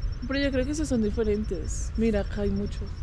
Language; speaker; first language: Spanish; native; Spanish